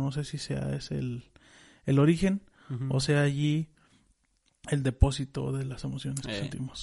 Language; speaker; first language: Spanish; native; Spanish